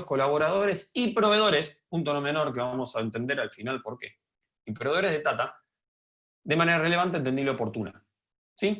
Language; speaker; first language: Spanish; native; Spanish